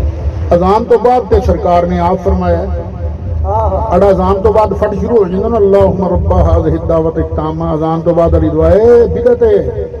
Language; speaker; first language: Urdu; non-native, local second language; Punjabi